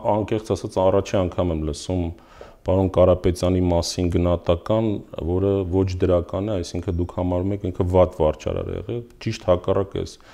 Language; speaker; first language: Armenian; native; Armenian